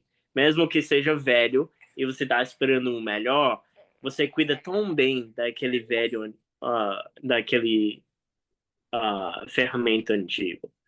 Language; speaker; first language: Portuguese; non-native, fluent; English